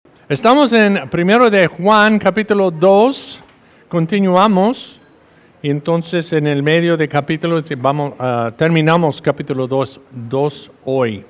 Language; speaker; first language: Spanish; non-native, fluent; English